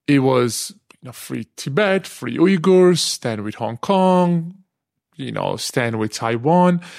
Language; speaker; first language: English; non-native, fluent; Turkish